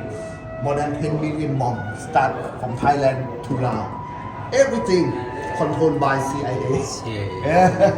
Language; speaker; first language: English; non-native, learner; Thai